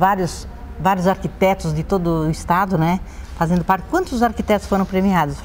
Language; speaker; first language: Portuguese; native; Portuguese